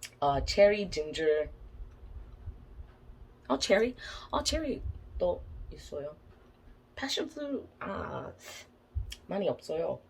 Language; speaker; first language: Korean; non-native, learner; English